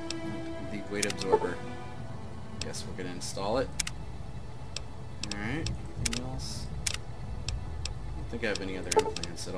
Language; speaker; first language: English; native; English